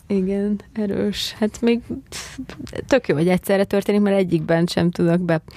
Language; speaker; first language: Hungarian; native; Hungarian